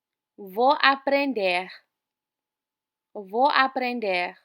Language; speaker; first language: Portuguese; non-native, fluent; English